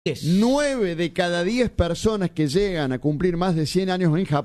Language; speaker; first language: Spanish; native; Spanish